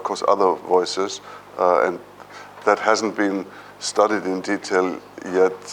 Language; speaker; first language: English; non-native, fluent; German